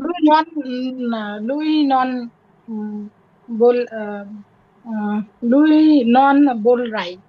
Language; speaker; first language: Italian; non-native, learner; Bangla